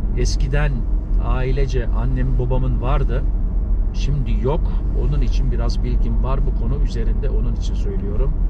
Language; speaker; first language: Turkish; early bilingual, heritage; Turkish